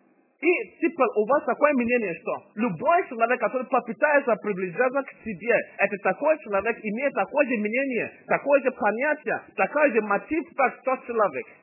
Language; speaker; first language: Russian; non-native, fluent; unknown